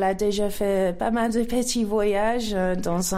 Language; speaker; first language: French; non-native, learner; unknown